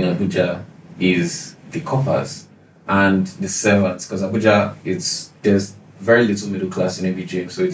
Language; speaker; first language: English; non-native, local second language; Igbo